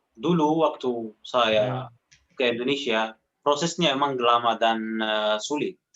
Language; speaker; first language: Indonesian; non-native, fluent; Arabic